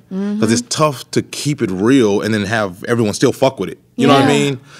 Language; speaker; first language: English; native; English